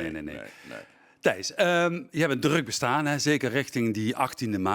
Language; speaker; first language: Dutch; native; Dutch